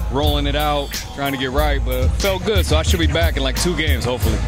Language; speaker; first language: English; native; English